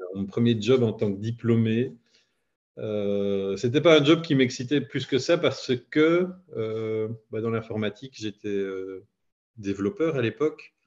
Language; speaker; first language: French; native; French